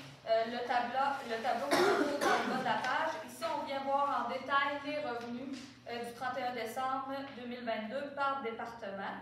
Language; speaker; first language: French; native; French